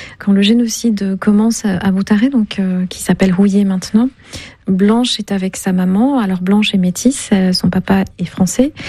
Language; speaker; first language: French; non-native, local second language; Kinyarwanda